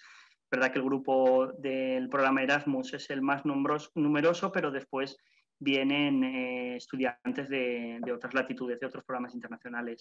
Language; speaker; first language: Spanish; native; Spanish